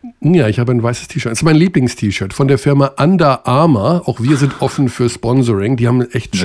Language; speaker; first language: German; native; German